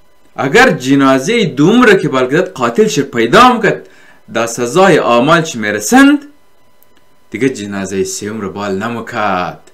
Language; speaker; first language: Persian; native; Persian